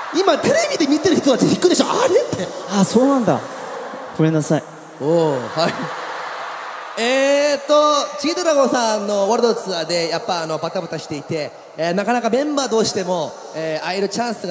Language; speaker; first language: Japanese; native; Japanese